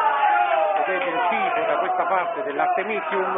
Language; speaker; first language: Italian; native; Italian